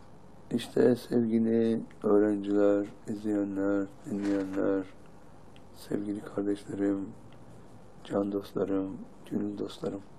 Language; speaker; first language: Turkish; native; Turkish